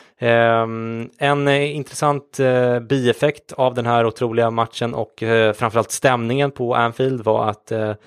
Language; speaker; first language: Swedish; native; Swedish